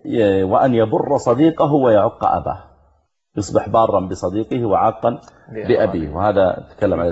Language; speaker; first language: Arabic; native; Arabic